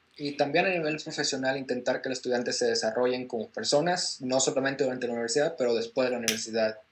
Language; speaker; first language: Spanish; native; Spanish